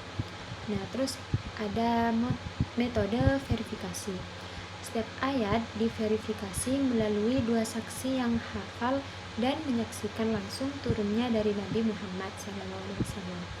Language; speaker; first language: Indonesian; non-native, local second language; Madurese